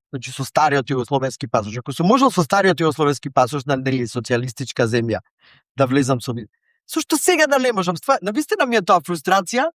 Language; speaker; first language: Macedonian; native; Macedonian